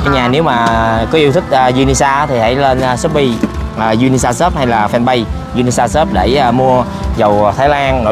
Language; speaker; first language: Vietnamese; native; Vietnamese